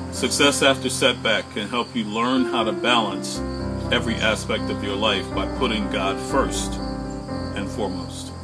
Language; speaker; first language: English; native; English